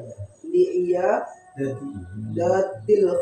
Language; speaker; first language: Arabic; non-native, learner; Indonesian